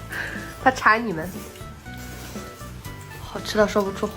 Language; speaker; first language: Chinese; native; Chinese